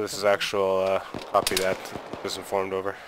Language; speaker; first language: English; native; English